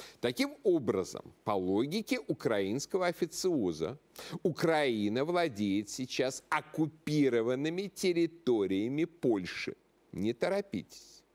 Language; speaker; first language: Russian; native; Russian